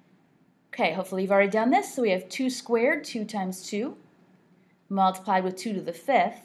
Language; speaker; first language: English; native; English